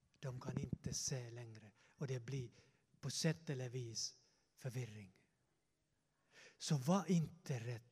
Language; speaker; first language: Swedish; non-native, fluent; Finnish